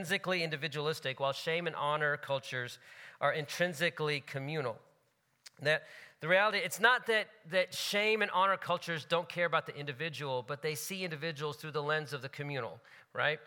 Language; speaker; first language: English; native; English